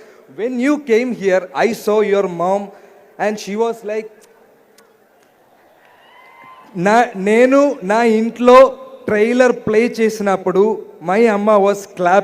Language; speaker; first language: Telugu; non-native, learner; Malayalam